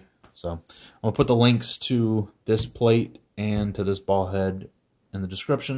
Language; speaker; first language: English; native; English